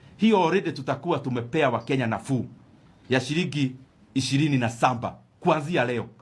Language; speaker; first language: Swahili; non-native, local second language; Kikuyu